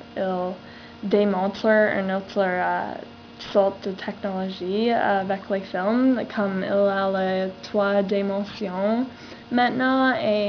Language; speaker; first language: French; non-native, learner; English